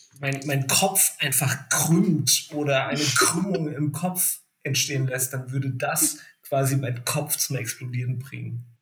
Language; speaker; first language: German; native; German